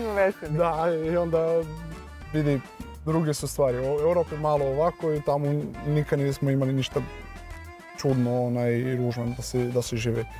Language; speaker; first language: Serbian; non-native, learner; Portuguese